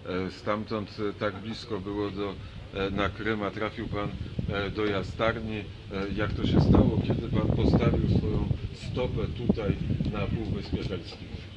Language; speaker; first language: Polish; native; Polish